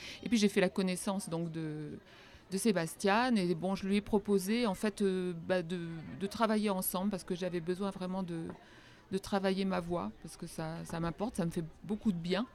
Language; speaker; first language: French; native; French